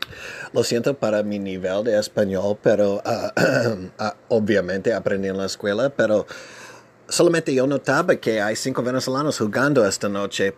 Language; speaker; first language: Spanish; non-native, learner; English